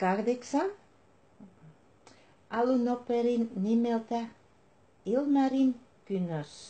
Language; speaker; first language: Finnish; non-native, learner; Dutch